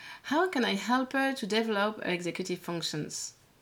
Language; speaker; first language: English; non-native, learner; French